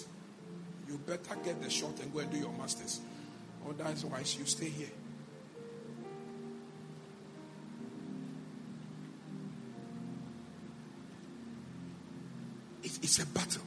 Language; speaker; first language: English; non-native, local second language; Akan